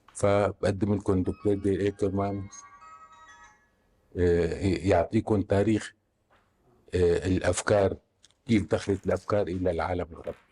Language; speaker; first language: Arabic; native; Arabic